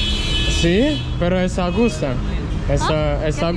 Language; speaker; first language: Spanish; non-native, learner; Russian